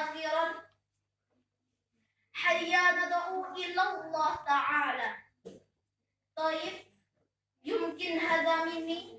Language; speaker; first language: Arabic; non-native, learner; Indonesian